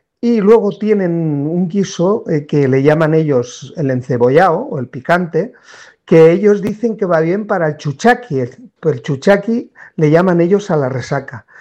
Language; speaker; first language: Spanish; native; Spanish